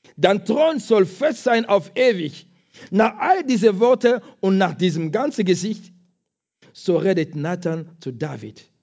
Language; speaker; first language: German; non-native, fluent; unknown